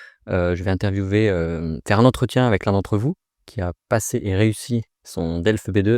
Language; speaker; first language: French; native; French